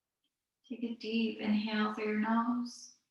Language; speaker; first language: English; native; English